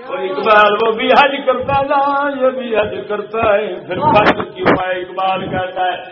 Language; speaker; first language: Urdu; non-native, local second language; Punjabi